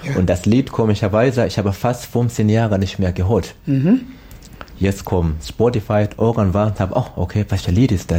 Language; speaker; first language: German; non-native, learner; Swahili